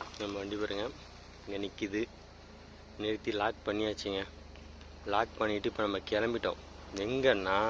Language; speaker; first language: Tamil; native; Tamil